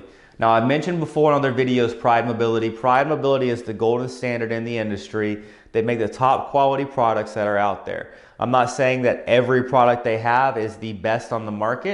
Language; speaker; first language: English; native; English